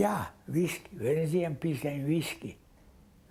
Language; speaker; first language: German; non-native, learner; Hungarian